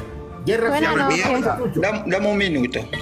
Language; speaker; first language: Spanish; non-native, learner; Haitian Creole